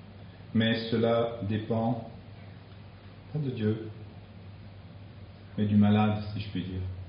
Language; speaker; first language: French; native; French